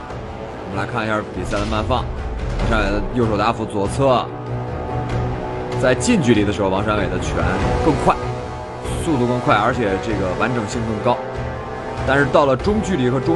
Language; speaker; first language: Chinese; native; Chinese